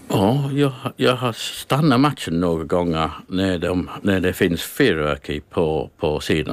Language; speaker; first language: Swedish; non-native, learner; English